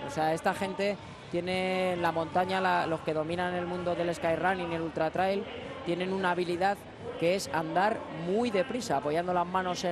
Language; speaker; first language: Spanish; native; Spanish